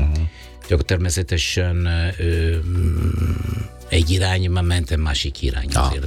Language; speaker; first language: Hungarian; non-native, fluent; Italian